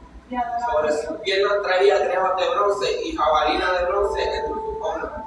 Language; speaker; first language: Spanish; native; Spanish